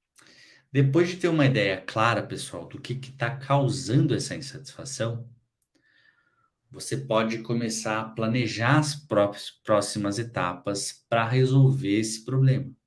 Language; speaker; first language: Portuguese; native; Portuguese